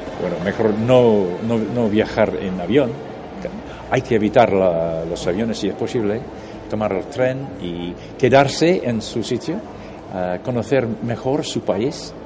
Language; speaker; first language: Spanish; non-native, fluent; English